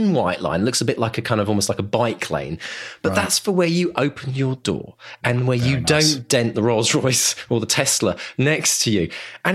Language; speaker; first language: English; native; English